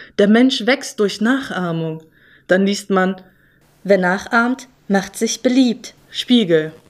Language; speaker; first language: German; early bilingual, other home language; Turkish